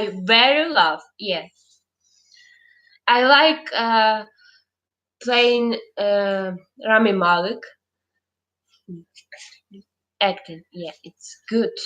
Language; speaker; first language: English; non-native, learner; Ukrainian